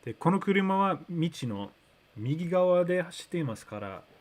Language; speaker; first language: Japanese; early bilingual, other home language; English